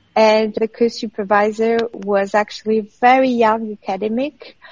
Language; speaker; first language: English; non-native, fluent; French